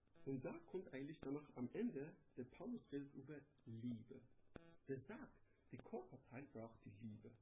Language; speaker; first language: German; non-native, learner; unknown